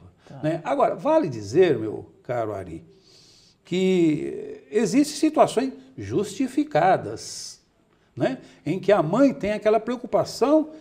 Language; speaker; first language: Portuguese; native; Portuguese